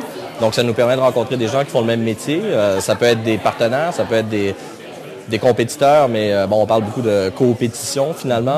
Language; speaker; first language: French; native; French